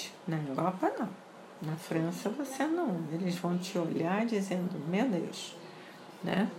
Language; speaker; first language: Portuguese; early bilingual, other home language; French